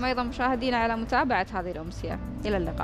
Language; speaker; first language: Arabic; native; Arabic